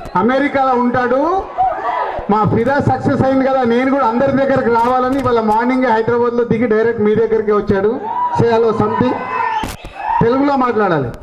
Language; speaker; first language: Telugu; native; Telugu